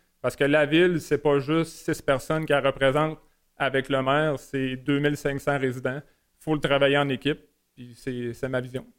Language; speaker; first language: French; native; French